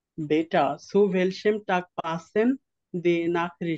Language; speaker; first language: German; non-native, learner; Bangla